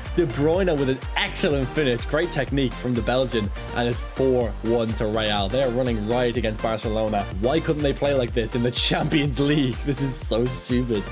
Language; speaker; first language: English; native; English